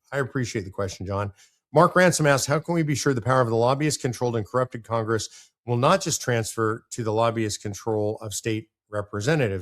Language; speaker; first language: English; native; English